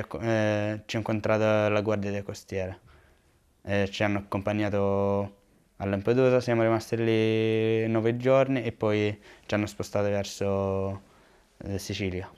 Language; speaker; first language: Italian; early bilingual, other home language; Arabic